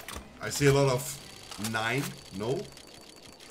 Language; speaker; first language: English; non-native, fluent; German